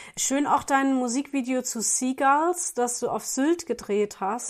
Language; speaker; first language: German; native; German